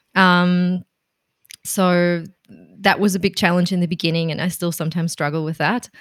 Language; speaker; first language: English; non-native, fluent; German